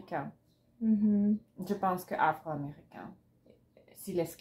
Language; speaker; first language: French; non-native, learner; Russian